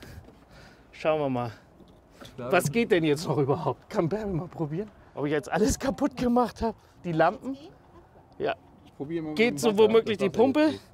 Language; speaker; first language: German; native; German